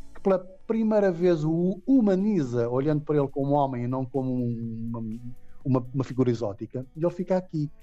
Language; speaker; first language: Portuguese; non-native, local second language; Kabuverdianu